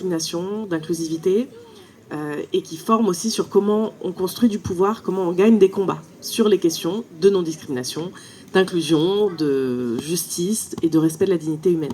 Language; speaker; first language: French; native; French